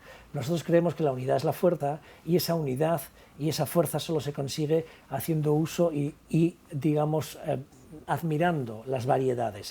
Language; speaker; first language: Spanish; native; Spanish